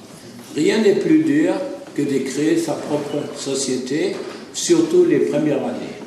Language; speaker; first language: French; non-native, fluent; German